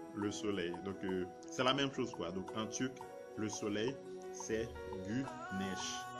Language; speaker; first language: French; non-native, local second language; Haitian Creole